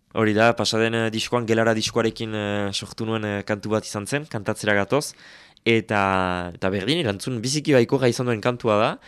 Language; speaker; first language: Basque; native; Basque